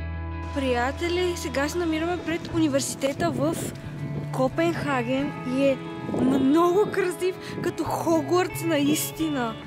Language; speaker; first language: Bulgarian; native; Bulgarian